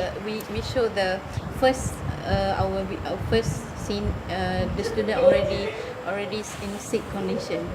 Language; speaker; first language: English; non-native, learner; Malay